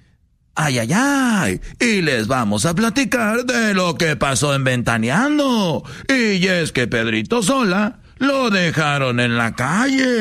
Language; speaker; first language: Spanish; native; Spanish